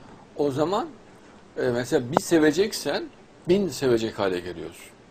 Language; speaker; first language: Turkish; native; Turkish